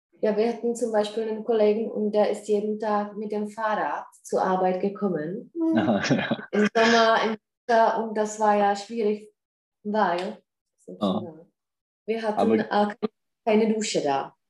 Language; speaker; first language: German; non-native, fluent; Czech